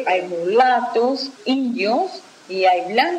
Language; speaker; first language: Spanish; non-native, fluent; Portuguese